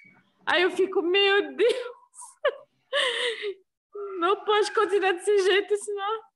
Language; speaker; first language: Portuguese; non-native, fluent; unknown